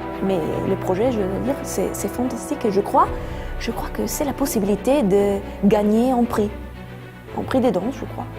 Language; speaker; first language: French; non-native, fluent; Italian